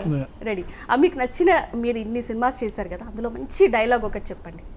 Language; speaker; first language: Telugu; native; Telugu